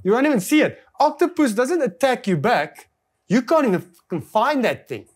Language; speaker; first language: English; non-native, local second language; Afrikaans